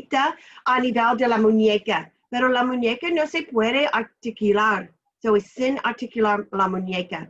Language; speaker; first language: Spanish; non-native, learner; English